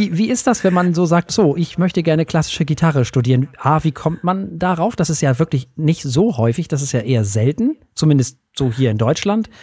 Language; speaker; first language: German; native; German